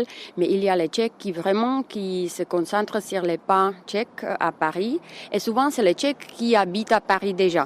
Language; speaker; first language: French; non-native, fluent; Czech